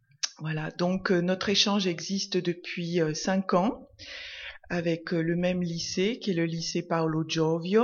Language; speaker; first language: French; native; French